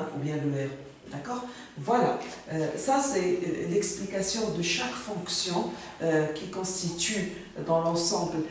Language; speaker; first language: French; non-native, local second language; Arabic